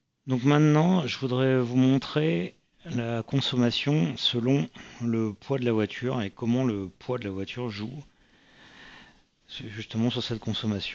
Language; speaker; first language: French; native; French